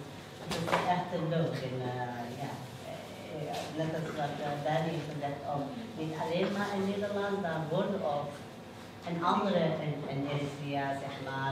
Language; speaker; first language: Dutch; non-native, learner; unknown